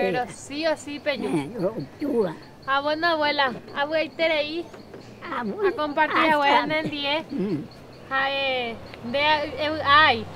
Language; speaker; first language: Spanish; native; Spanish